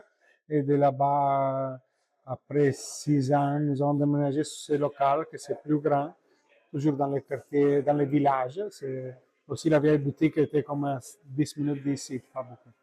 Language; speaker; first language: French; non-native, learner; Italian